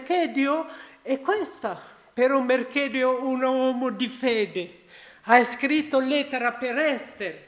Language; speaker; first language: Italian; non-native, learner; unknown